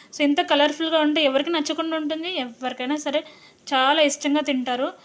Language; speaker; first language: Telugu; non-native, local second language; Lambadi